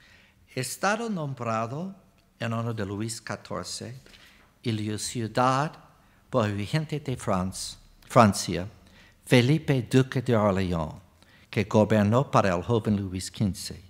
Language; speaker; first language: Spanish; non-native, fluent; English